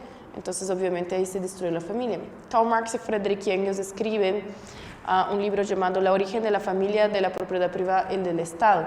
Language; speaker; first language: Spanish; non-native, fluent; Portuguese